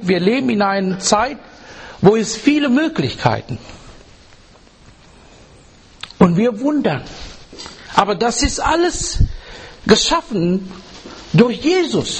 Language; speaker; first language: German; non-native, learner; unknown